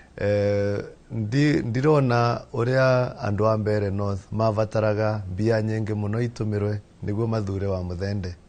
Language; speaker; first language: Kikuyu; non-native, local second language; Embu